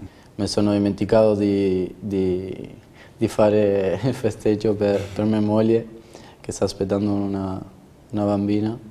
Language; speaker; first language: Italian; non-native, fluent; Spanish